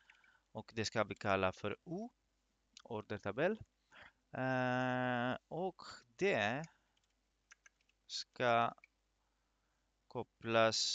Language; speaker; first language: Swedish; non-native, fluent; Greek